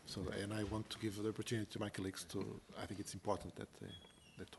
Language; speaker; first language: English; non-native, fluent; Portuguese